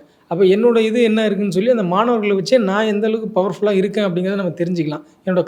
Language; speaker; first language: Tamil; native; Tamil